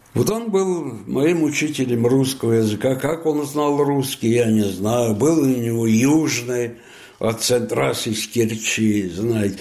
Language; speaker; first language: Russian; non-native, fluent; Italian